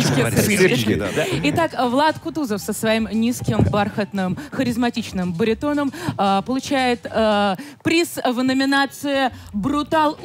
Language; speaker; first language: Russian; native; Russian